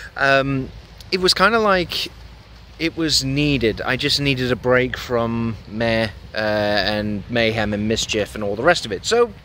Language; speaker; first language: English; native; English